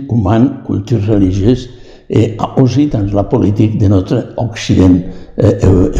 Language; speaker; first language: French; non-native, learner; Catalan